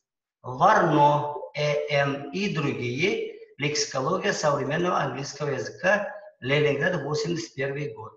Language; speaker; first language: Russian; non-native, local second language; Uzbek